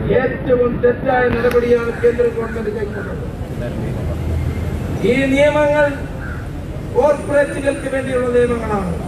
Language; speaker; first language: Malayalam; native; Malayalam